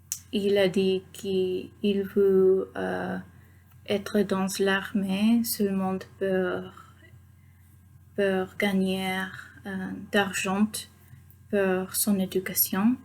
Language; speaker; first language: French; non-native, fluent; Spanish